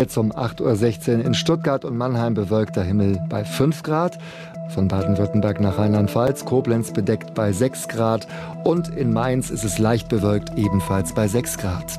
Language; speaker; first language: German; native; German